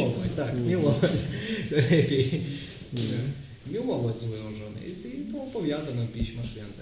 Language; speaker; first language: Polish; non-native, learner; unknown